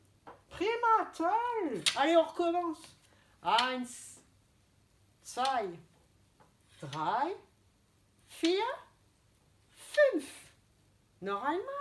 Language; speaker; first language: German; non-native, fluent; French